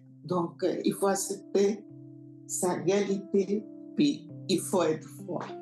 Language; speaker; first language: French; non-native, fluent; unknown